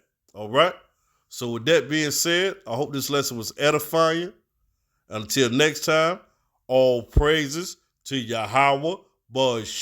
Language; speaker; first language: English; native; English